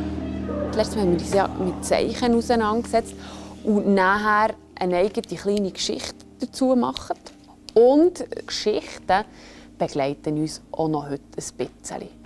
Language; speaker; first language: German; native; German